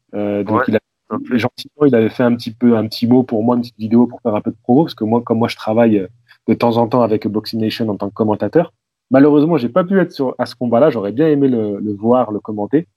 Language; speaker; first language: French; native; French